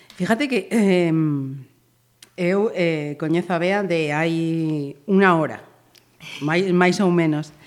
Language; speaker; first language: Galician; native; Galician